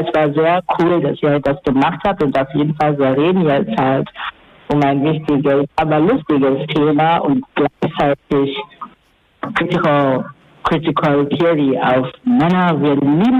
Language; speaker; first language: German; non-native, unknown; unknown